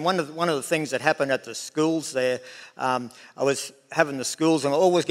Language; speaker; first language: English; native; English